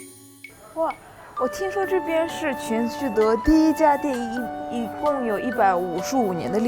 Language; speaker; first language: Chinese; non-native, fluent; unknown